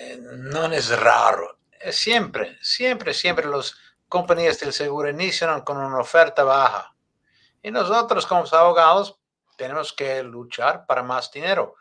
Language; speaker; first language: Spanish; non-native, learner; English